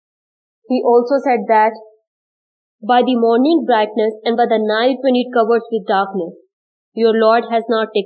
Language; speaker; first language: English; non-native, local second language; Urdu